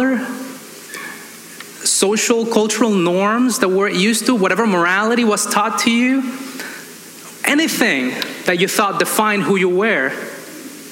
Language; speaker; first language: English; non-native, fluent; Spanish